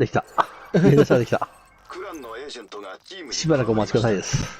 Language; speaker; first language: Japanese; native; Japanese